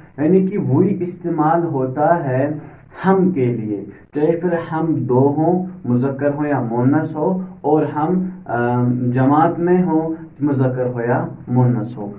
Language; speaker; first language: Urdu; native; Urdu